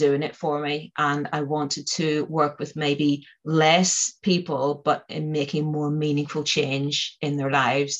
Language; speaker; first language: English; native; English